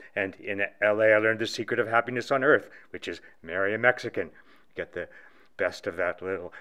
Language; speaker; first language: English; native; English